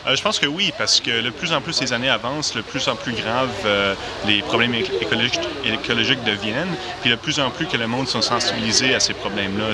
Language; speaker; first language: French; native; French